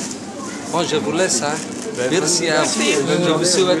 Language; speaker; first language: French; non-native, fluent; Somali